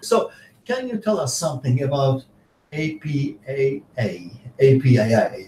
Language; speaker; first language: English; non-native, fluent; Turkish